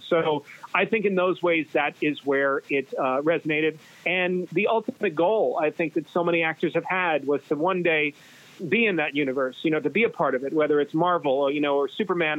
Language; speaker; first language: English; native; English